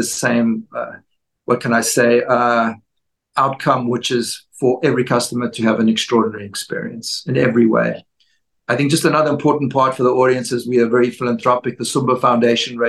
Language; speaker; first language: English; native; English